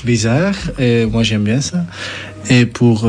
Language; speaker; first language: French; non-native, local second language; Dutch